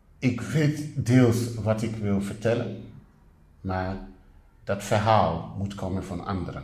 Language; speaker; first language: Dutch; non-native, fluent; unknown